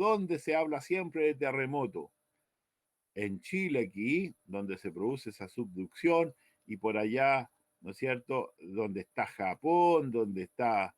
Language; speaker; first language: Spanish; native; Spanish